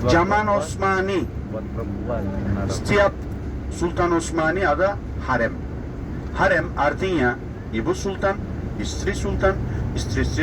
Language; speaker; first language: Indonesian; non-native, fluent; Turkish